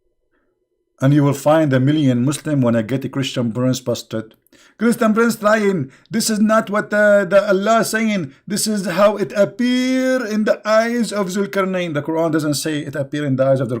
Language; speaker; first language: English; non-native, fluent; Arabic